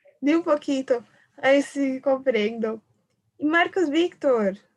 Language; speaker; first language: Spanish; non-native, learner; Portuguese